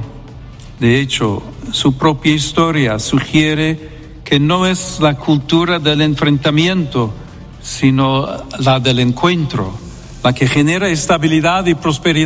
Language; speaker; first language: Spanish; non-native, fluent; English